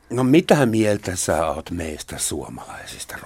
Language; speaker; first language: Finnish; native; Finnish